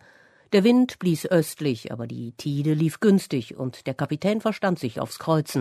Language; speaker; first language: German; native; German